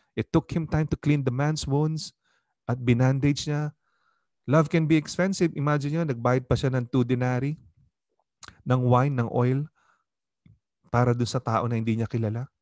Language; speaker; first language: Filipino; native; Filipino